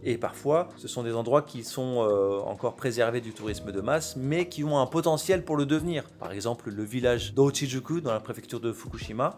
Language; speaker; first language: French; native; French